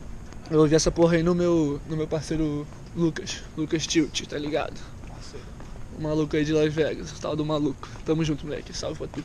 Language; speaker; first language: Portuguese; native; Portuguese